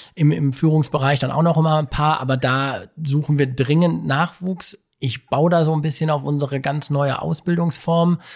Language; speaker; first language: German; native; German